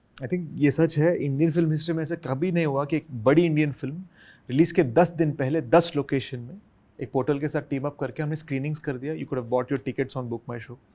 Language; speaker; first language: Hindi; non-native, local second language; Telugu